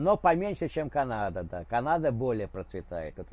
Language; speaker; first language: Russian; native; Russian